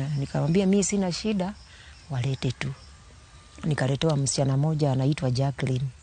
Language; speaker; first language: Swahili; non-native, local second language; Luo (Kenya and Tanzania)